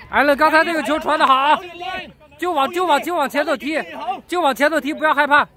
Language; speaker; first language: Chinese; native; Chinese